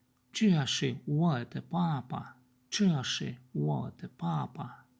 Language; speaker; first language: Chinese; non-native, learner; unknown